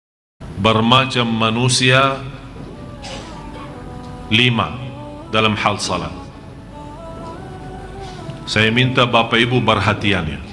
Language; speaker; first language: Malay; non-native, fluent; Arabic